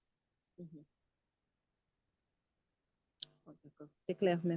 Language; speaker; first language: French; non-native, fluent; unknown